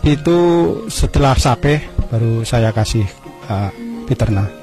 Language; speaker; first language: Indonesian; non-native, local second language; Javanese